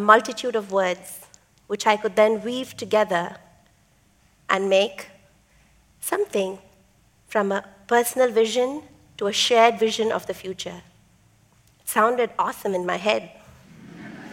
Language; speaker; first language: English; non-native, local second language; Tamil